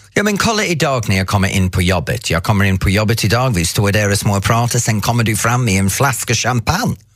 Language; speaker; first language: Swedish; non-native, fluent; English